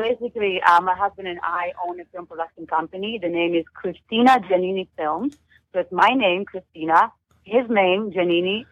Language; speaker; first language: English; non-native, fluent; Italian